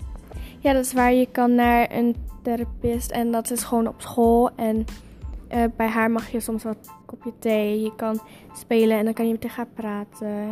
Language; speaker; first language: Dutch; early bilingual, other home language; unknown